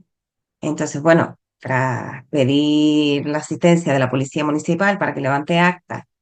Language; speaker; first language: Spanish; native; Spanish